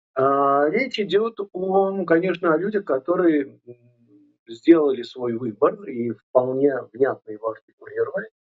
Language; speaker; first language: Russian; native; Russian